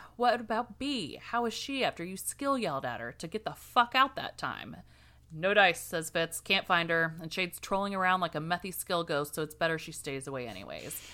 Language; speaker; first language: English; native; English